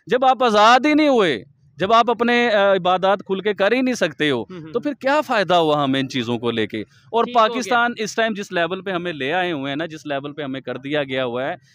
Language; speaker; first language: Urdu; native; Urdu